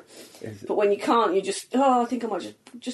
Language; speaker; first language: English; native; English